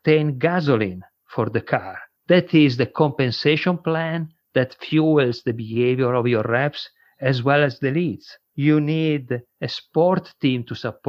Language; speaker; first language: English; non-native, fluent; Italian